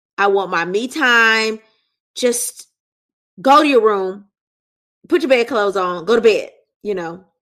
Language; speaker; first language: English; native; English